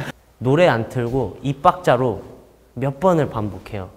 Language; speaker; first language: Korean; native; Korean